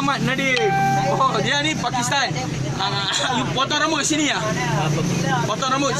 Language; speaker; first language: Malay; native; Malay